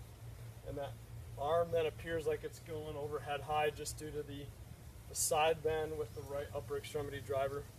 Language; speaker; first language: English; native; English